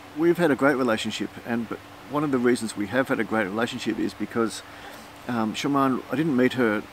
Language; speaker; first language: English; native; English